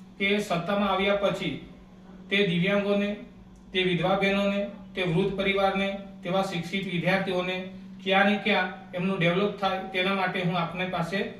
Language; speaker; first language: Gujarati; non-native, local second language; Kukna